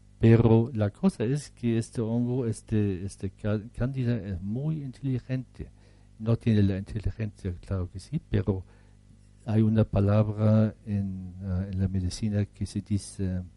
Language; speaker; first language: Spanish; non-native, fluent; German